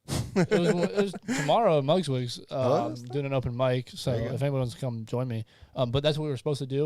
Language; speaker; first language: English; native; English